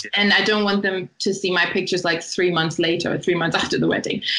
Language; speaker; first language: English; non-native, fluent; German